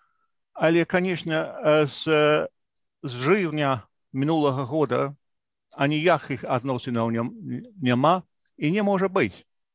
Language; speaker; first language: Belarusian; non-native, fluent; English